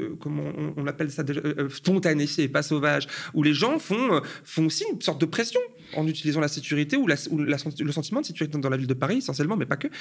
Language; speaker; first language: French; native; French